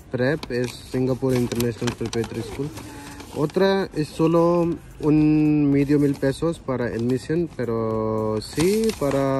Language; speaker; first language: Spanish; non-native, learner; Hindi